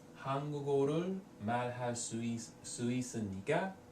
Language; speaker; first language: Korean; non-native, learner; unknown